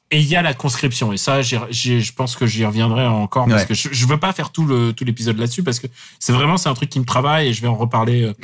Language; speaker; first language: French; non-native, fluent; Russian